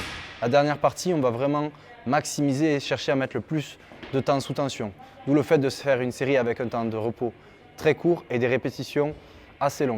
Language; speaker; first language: French; native; French